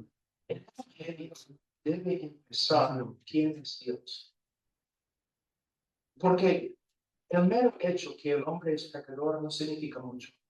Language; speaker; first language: Spanish; non-native, fluent; English